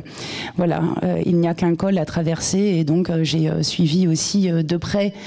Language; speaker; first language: French; native; French